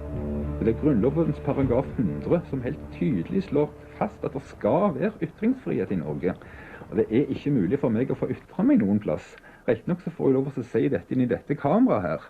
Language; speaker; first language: Norwegian; native; Norwegian